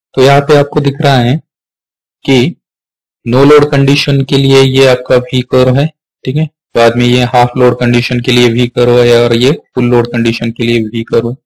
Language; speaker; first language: Hindi; non-native, local second language; Marathi